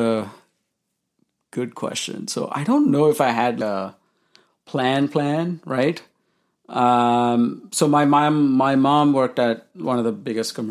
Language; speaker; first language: English; non-native, local second language; Sinhala